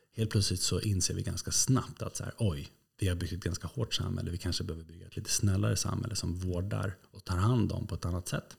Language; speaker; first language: Swedish; native; Swedish